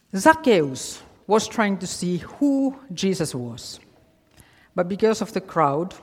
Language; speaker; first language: English; non-native, fluent; Finnish